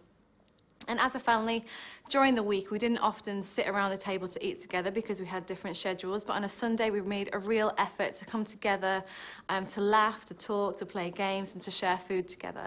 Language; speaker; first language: English; native; English